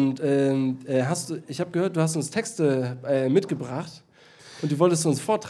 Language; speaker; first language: German; native; German